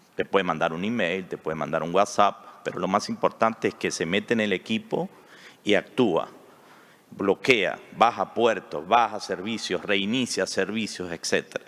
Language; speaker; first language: Spanish; native; Spanish